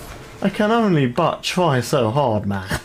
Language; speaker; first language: English; native; English